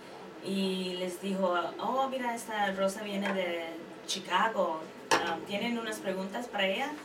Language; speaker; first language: Spanish; early bilingual, heritage; Spanish